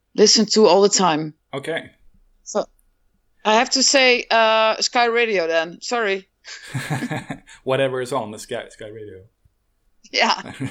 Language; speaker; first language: English; non-native, fluent; Dutch